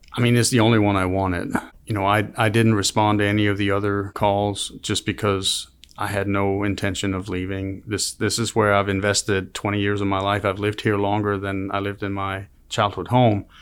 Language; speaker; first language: English; non-native, fluent; Danish